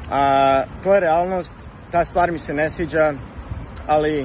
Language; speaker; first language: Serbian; early bilingual, heritage; Serbian